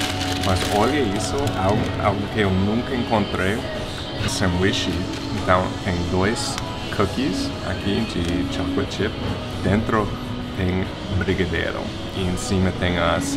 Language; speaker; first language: Portuguese; non-native, fluent; English